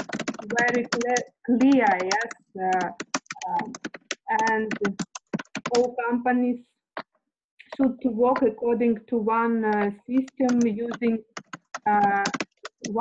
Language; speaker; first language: English; non-native, learner; Russian